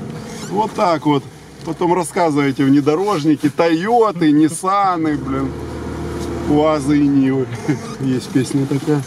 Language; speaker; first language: Russian; native; Russian